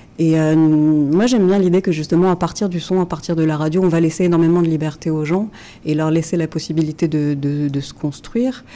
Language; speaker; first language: French; native; French